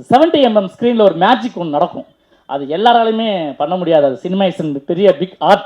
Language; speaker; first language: Tamil; native; Tamil